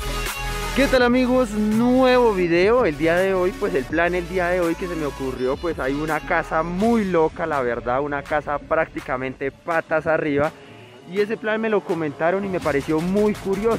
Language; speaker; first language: Spanish; native; Spanish